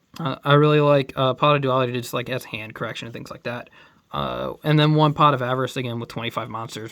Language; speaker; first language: English; native; English